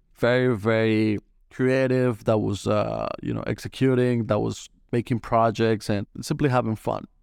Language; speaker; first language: English; non-native, fluent; Spanish